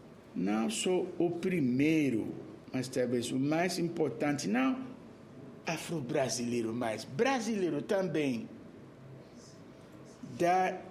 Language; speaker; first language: Portuguese; non-native, fluent; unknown